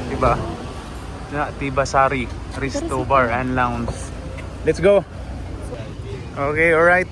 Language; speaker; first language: English; non-native, local second language; Cebuano